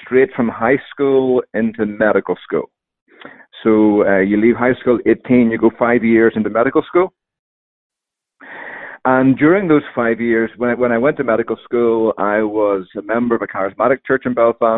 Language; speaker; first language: English; native; English